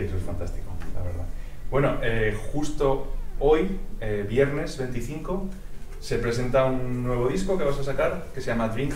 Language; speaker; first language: Spanish; native; Spanish